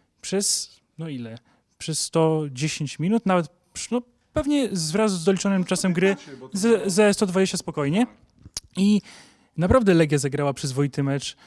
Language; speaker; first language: Polish; native; Polish